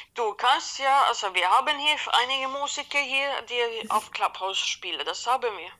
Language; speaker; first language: German; non-native, fluent; Swedish